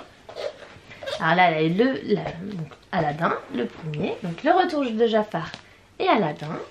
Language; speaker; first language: French; native; French